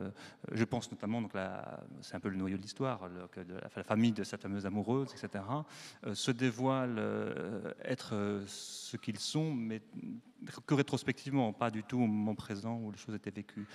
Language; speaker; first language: French; native; French